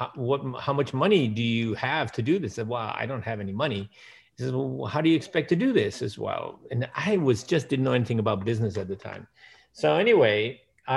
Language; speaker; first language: English; early bilingual, other home language; Dutch